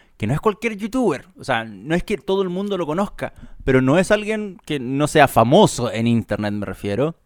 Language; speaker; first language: Spanish; native; Spanish